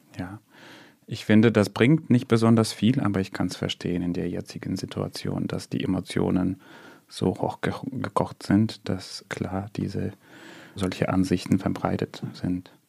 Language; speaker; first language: German; non-native, fluent; Russian